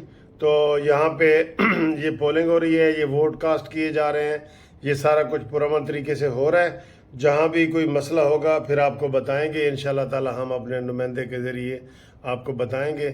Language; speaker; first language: Urdu; native; Urdu